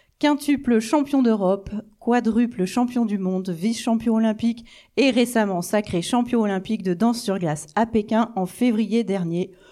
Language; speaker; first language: French; native; French